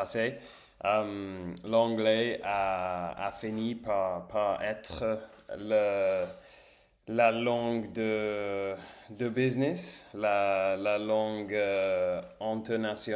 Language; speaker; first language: French; non-native, learner; English